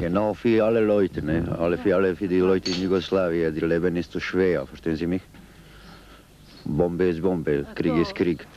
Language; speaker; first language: German; non-native, learner; Serbian